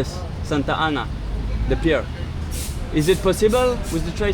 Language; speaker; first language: English; non-native, learner; French